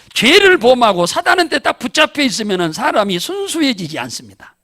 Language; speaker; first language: Korean; native; Korean